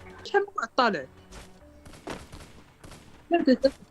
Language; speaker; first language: Arabic; native; Arabic